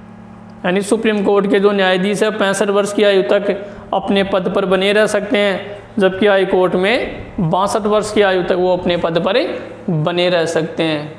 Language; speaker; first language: Hindi; native; Hindi